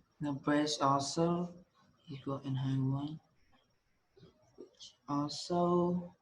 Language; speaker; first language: English; non-native, learner; Vietnamese